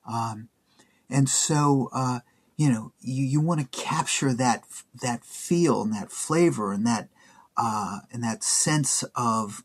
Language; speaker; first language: English; native; English